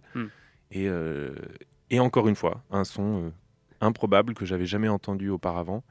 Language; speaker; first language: French; native; French